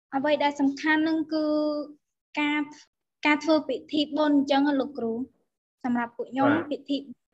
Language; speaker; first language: Khmer; non-native, local second language; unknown